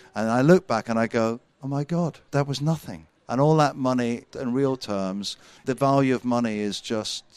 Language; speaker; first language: English; native; English